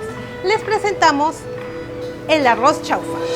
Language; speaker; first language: Spanish; native; Spanish